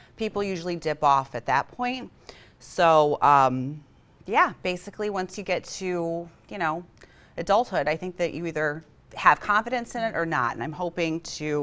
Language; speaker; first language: English; native; English